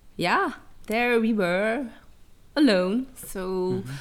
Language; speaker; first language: English; early bilingual, heritage; English